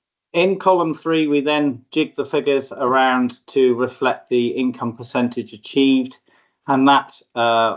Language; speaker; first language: English; native; English